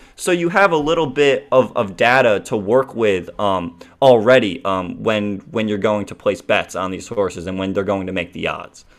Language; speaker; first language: English; native; English